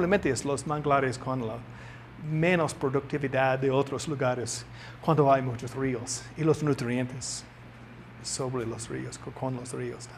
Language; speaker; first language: Spanish; non-native, learner; English